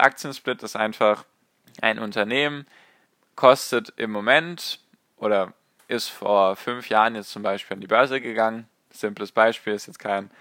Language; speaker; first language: German; native; German